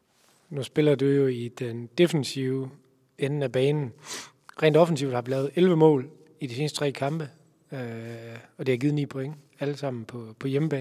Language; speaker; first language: Danish; native; Danish